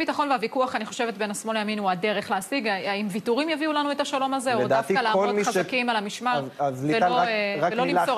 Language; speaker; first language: Hebrew; native; Hebrew